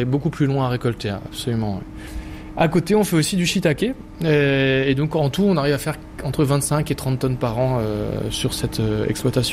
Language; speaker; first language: French; native; French